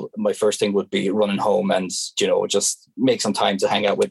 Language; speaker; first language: English; non-native, fluent; Hungarian